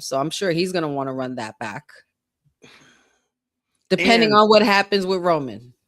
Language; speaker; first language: English; native; English